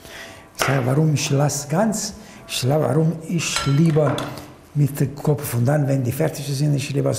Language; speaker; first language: German; non-native, learner; Italian